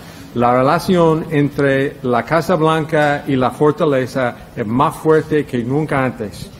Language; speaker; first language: Spanish; non-native, fluent; English